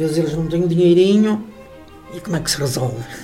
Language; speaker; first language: Portuguese; native; Portuguese